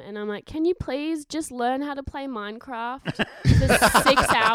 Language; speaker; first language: English; native; English